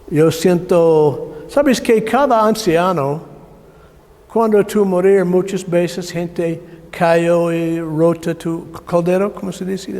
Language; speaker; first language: Spanish; non-native, learner; English